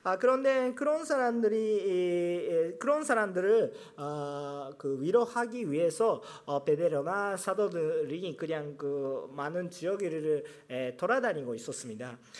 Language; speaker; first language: Korean; non-native, fluent; Japanese